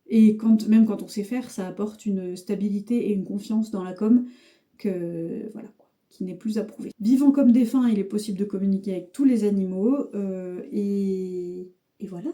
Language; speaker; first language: French; native; French